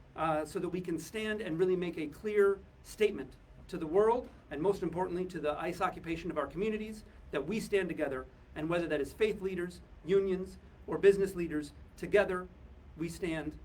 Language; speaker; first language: English; native; English